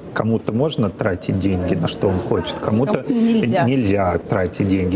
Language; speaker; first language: Russian; native; Russian